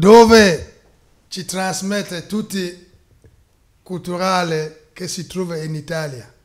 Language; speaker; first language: Italian; non-native, fluent; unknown